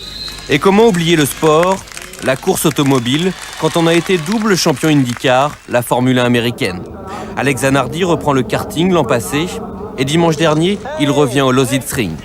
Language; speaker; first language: French; native; French